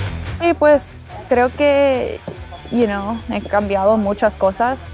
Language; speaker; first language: Spanish; early bilingual, heritage; English